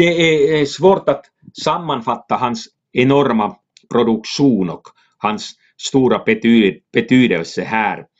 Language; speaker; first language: Swedish; non-native, local second language; Finnish